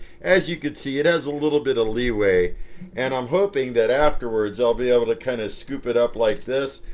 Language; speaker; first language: English; native; English